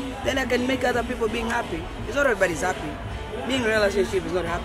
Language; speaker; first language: English; non-native, learner; Swahili